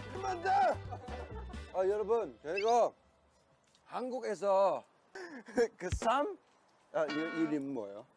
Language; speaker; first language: Korean; non-native, learner; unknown